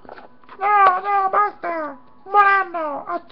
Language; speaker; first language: Italian; native; Italian